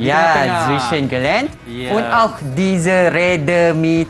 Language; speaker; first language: German; non-native, fluent; Malay